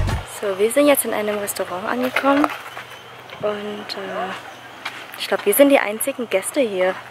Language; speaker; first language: German; non-native, fluent; Vietnamese